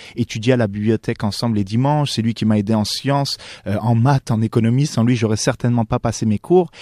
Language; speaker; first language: French; non-native, local second language; Arabic